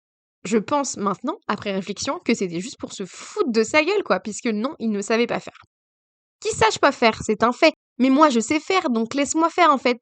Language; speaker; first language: French; native; French